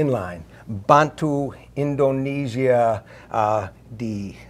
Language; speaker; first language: Indonesian; non-native, learner; English